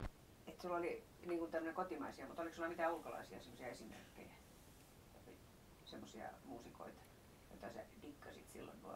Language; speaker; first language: Finnish; native; Finnish